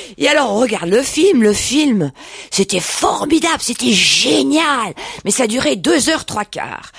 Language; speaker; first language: French; native; French